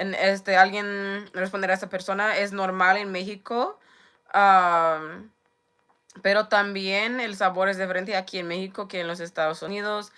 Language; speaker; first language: Spanish; non-native, learner; English